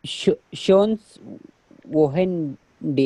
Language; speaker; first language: German; non-native, learner; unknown